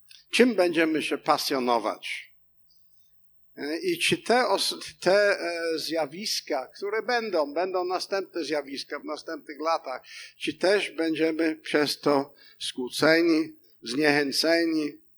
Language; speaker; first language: Polish; non-native, fluent; English